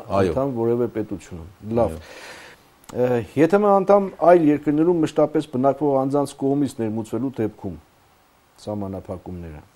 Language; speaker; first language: Armenian; native; Armenian